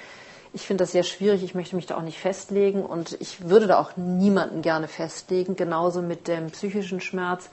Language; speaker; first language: German; native; German